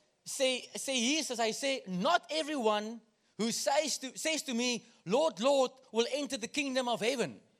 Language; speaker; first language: English; non-native, local second language; Afrikaans